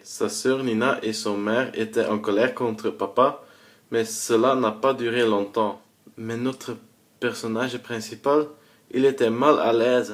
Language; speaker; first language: French; non-native, learner; Dutch